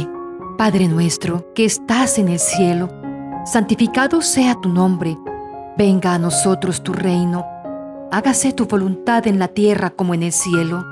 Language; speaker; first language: Spanish; native; Spanish